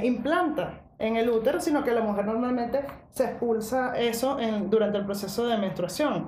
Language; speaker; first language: Spanish; native; Spanish